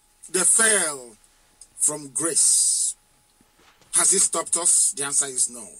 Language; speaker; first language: English; non-native, local second language; Igbo